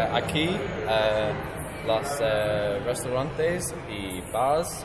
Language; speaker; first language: Spanish; non-native, learner; English